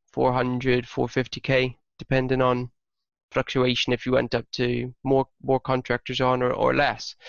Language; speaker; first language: English; native; English